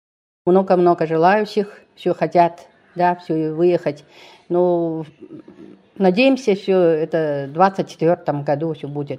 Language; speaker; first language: Russian; non-native, learner; Chinese